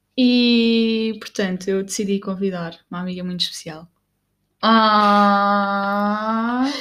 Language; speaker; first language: Portuguese; native; Portuguese